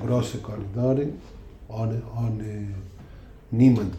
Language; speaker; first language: German; non-native, learner; Spanish